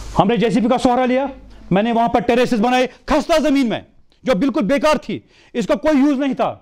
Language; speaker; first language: Hindi; non-native, local second language; Kashmiri